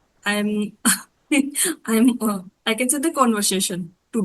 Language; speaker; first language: English; non-native, learner; Hindi